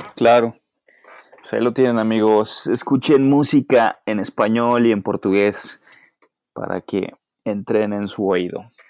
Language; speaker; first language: Spanish; native; Spanish